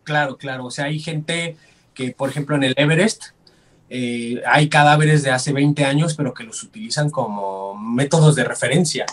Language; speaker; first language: Spanish; native; Spanish